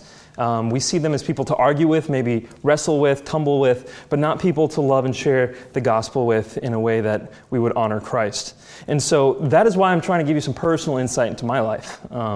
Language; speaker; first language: English; native; English